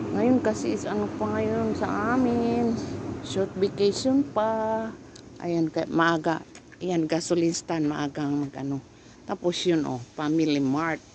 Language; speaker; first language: Filipino; non-native, local second language; Cebuano